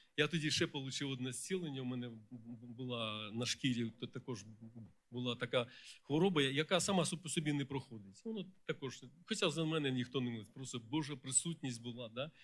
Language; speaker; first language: Ukrainian; non-native, local second language; Russian